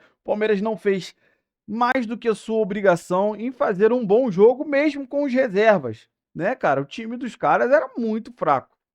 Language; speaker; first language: Portuguese; native; Portuguese